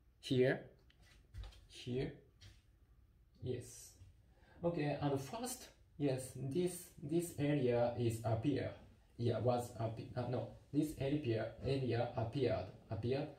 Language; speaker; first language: English; non-native, learner; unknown